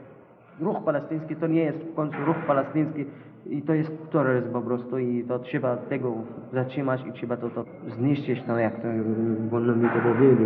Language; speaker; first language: Polish; non-native, learner; Arabic